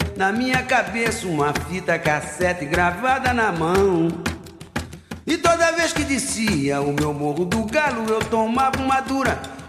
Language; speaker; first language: Portuguese; native; Portuguese